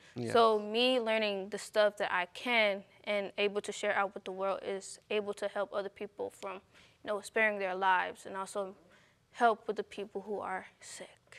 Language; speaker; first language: English; native; English